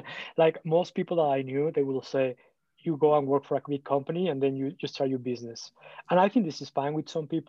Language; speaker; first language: English; non-native, fluent; Spanish